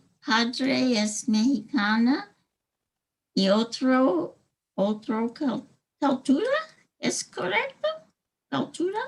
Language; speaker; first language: Spanish; early bilingual, heritage; English